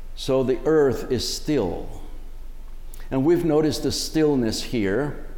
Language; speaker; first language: English; early bilingual, other home language; Spanish